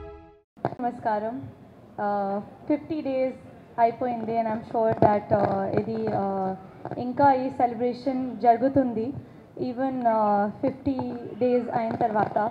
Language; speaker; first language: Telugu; non-native, learner; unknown